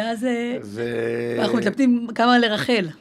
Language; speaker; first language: Hebrew; native; Hebrew